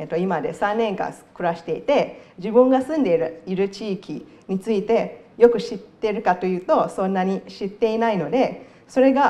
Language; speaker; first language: Japanese; non-native, fluent; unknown